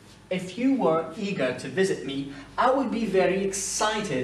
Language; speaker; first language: English; native; English